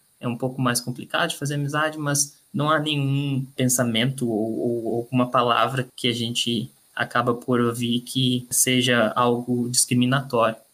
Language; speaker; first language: Portuguese; native; Portuguese